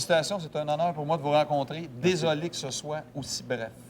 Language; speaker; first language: French; native; French